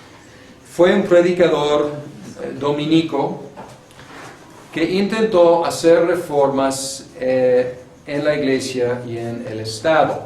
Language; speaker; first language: Spanish; non-native, fluent; English